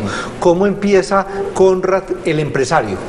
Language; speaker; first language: Spanish; native; Spanish